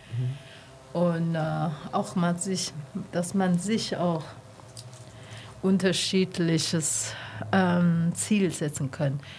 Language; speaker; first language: German; non-native, learner; Chinese